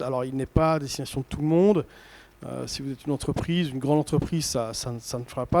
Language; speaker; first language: French; native; French